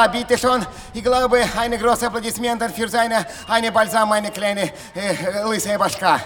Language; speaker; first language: German; non-native, learner; Russian